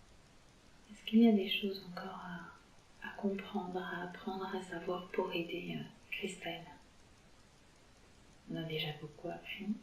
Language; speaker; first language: French; native; French